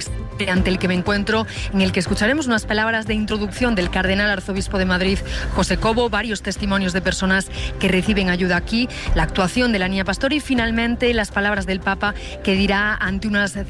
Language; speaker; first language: Spanish; native; Spanish